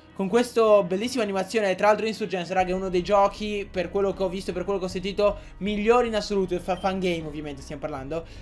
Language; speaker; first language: Italian; native; Italian